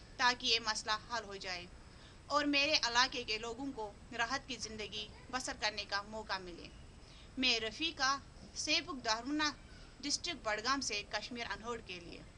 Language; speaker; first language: Urdu; non-native, local second language; Kashmiri